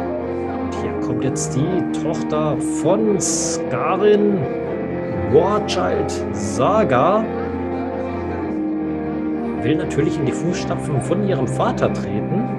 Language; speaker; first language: German; native; German